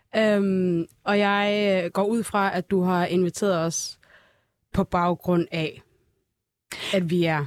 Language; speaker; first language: Danish; early bilingual, other home language; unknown